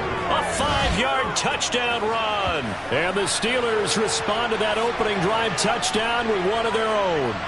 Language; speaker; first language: English; native; English